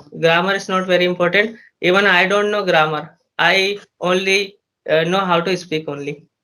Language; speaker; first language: English; non-native, learner; Hindi